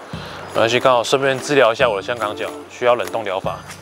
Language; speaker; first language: Chinese; native; Chinese